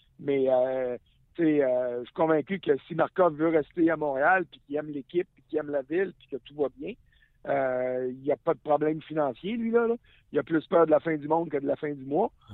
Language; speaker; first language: French; native; French